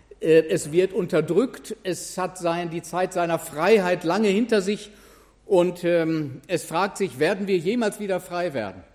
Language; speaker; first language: German; native; German